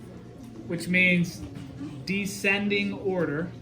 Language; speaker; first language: English; native; English